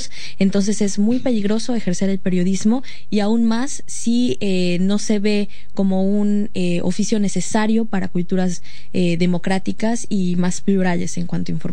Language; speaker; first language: Spanish; native; Spanish